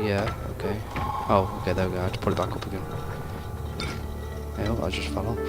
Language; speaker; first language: English; native; English